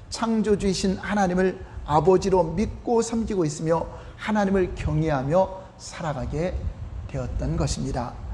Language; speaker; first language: Korean; native; Korean